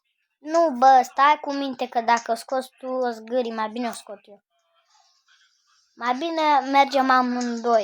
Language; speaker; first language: Romanian; native; Romanian